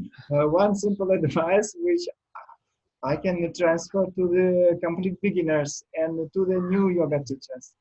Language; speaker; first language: English; non-native, learner; Russian